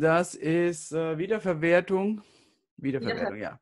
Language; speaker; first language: German; native; German